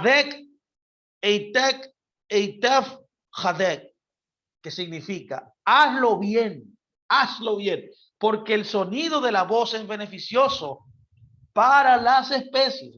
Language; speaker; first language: Spanish; native; Spanish